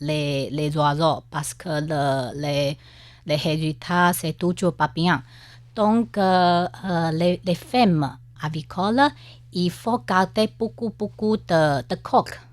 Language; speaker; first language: French; non-native, learner; Chinese